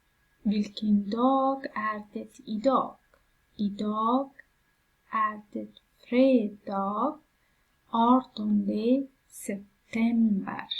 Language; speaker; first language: Swedish; non-native, learner; Persian